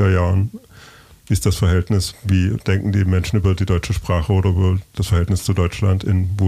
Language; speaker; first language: German; native; German